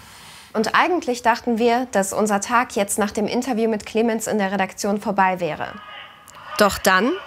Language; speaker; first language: German; native; German